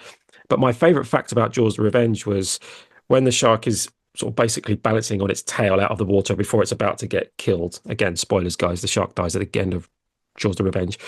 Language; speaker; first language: English; native; English